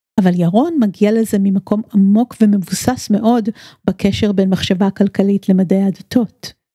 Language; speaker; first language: Hebrew; native; Hebrew